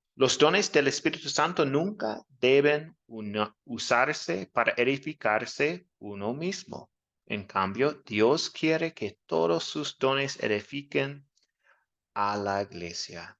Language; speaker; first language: Spanish; non-native, fluent; English